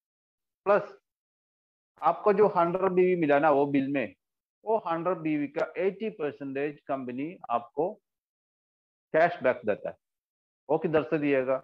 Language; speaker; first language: Hindi; non-native, local second language; Malayalam